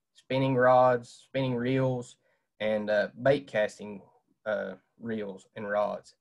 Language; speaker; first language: English; native; English